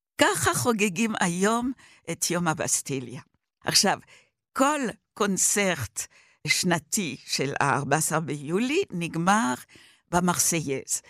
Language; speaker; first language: Hebrew; non-native, fluent; French